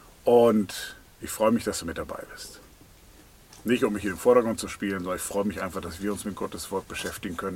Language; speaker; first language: German; native; German